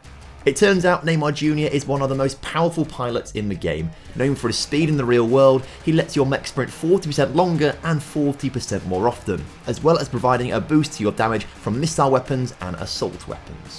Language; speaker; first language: English; native; English